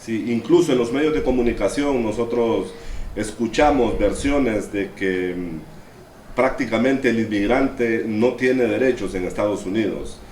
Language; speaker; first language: Spanish; native; Spanish